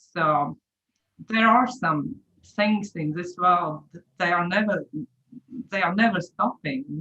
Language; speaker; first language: English; non-native, fluent; Latvian